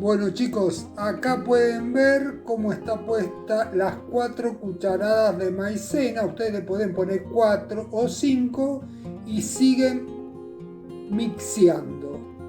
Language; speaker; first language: Spanish; native; Spanish